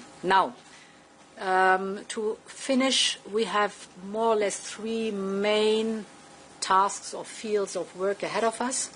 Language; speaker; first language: English; non-native, fluent; German